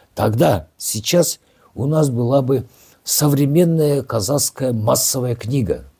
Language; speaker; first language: Russian; non-native, local second language; Kazakh